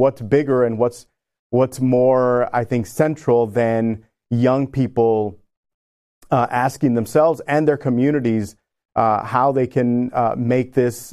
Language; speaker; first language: English; native; English